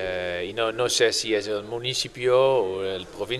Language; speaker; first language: Spanish; non-native, fluent; Dutch